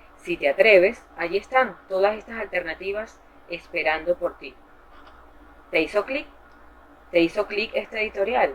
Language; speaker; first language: Spanish; native; Spanish